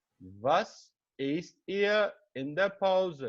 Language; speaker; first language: German; non-native, fluent; Turkish